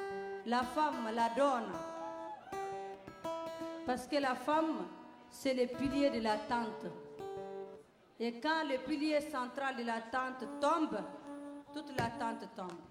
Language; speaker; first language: French; non-native, local second language; Tamasheq